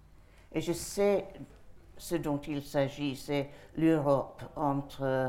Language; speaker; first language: French; non-native, fluent; English